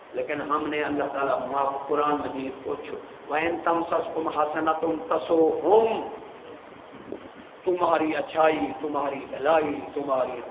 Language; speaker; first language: Urdu; non-native, local second language; Punjabi